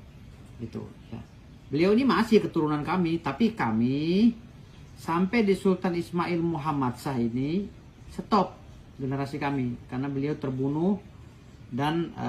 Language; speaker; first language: Indonesian; native; Indonesian